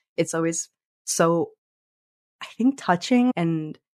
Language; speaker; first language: English; early bilingual, other home language; Spanish